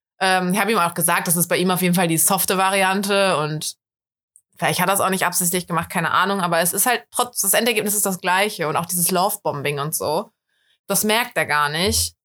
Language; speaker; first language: German; native; German